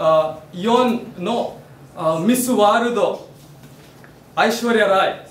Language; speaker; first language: Japanese; non-native, learner; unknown